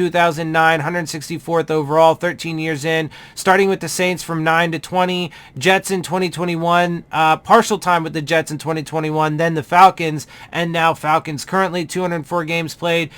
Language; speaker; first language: English; native; English